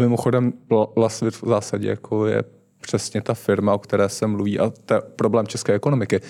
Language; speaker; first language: Czech; native; Czech